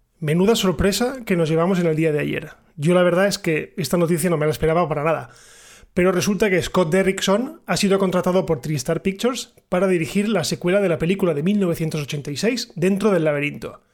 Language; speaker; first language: Spanish; native; Spanish